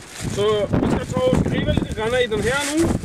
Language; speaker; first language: Norwegian; non-native, learner; Swedish